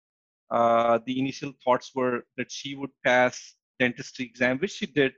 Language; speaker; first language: English; non-native, local second language; Urdu